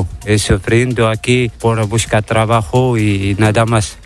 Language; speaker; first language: Spanish; non-native, learner; Arabic